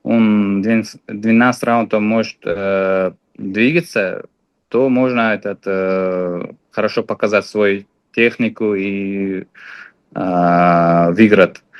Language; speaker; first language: Russian; non-native, fluent; Uzbek